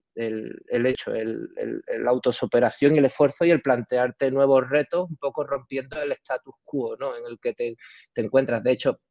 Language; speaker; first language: Spanish; native; Spanish